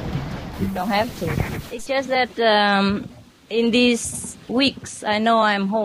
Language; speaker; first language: English; non-native, fluent; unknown